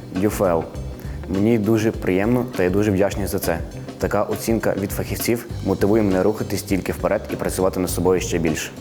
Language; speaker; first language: Ukrainian; native; Ukrainian